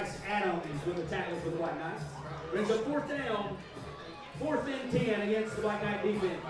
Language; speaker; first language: English; native; English